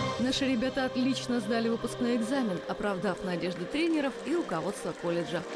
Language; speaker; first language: Russian; native; Russian